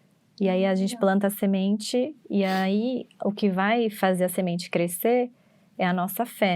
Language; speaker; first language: Portuguese; native; Portuguese